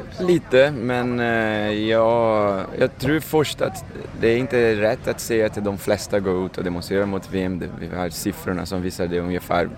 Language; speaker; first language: Swedish; non-native, fluent; Portuguese